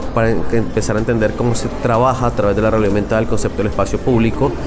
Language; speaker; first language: Spanish; native; Spanish